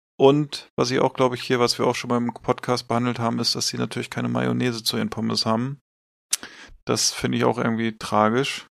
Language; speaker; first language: German; native; German